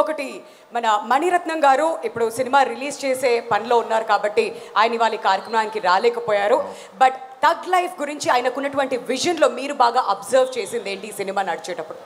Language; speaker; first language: Telugu; native; Telugu